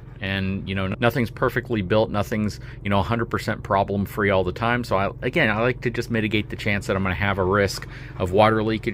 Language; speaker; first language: English; native; English